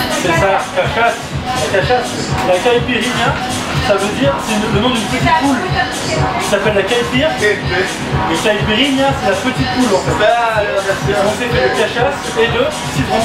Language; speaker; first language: French; native; French